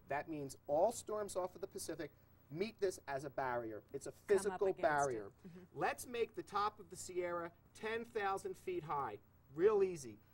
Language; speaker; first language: English; native; English